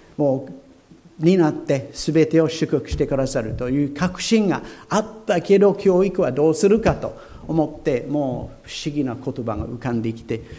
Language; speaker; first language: Japanese; non-native, fluent; English